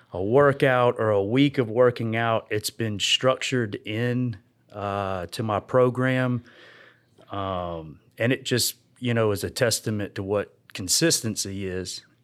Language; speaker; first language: English; native; English